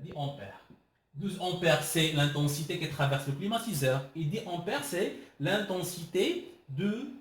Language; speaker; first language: French; non-native, local second language; Arabic